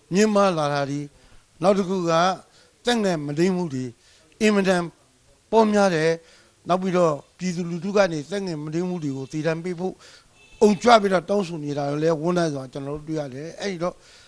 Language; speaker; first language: Burmese; native; Burmese